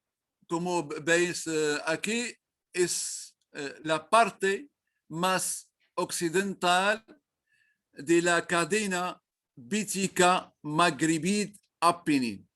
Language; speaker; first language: Spanish; non-native, learner; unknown